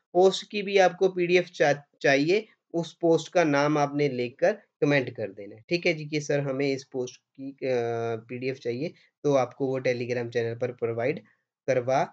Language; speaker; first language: Hindi; non-native, local second language; Punjabi